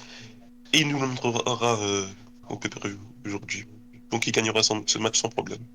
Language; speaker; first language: French; native; French